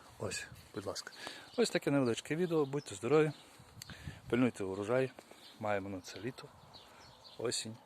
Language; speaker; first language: Ukrainian; native; Ukrainian